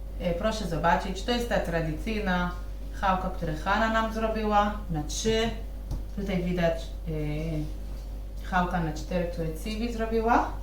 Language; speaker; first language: Polish; non-native, learner; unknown